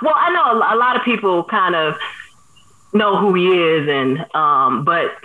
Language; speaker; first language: English; native; English